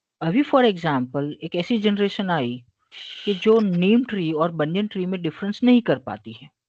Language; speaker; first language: Hindi; non-native, local second language; Gujarati